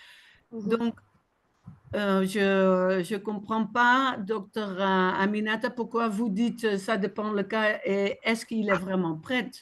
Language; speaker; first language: French; non-native, fluent; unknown